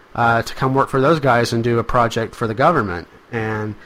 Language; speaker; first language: English; native; English